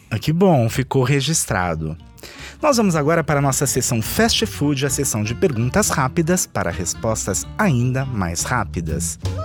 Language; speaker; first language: Portuguese; native; Portuguese